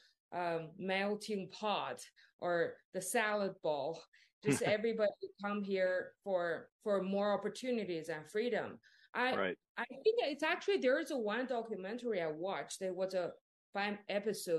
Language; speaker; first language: English; non-native, fluent; Chinese